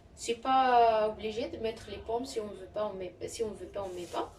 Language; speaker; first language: French; non-native, local second language; Arabic